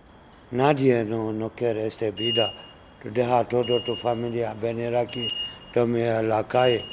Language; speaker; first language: Spanish; non-native, fluent; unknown